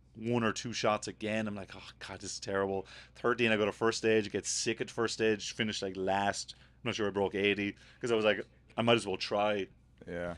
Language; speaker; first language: English; native; English